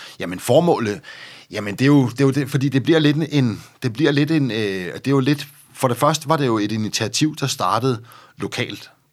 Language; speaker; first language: Danish; native; Danish